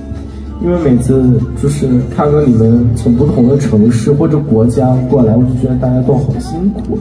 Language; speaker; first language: Chinese; non-native, fluent; Thai